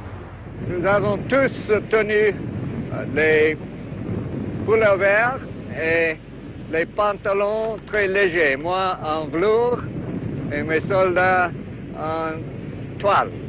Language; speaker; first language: French; non-native, learner; English